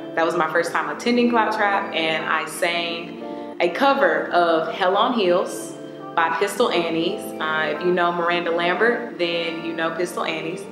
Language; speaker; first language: English; native; English